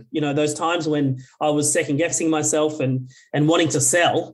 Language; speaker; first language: English; native; English